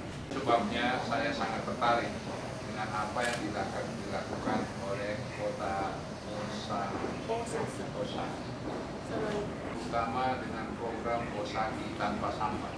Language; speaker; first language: Indonesian; non-native, local second language; Balinese